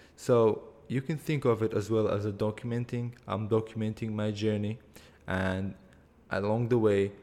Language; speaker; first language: English; non-native, fluent; Kurdish